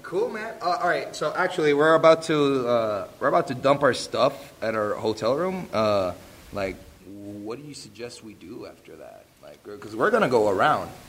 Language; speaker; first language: English; non-native, local second language; Spanish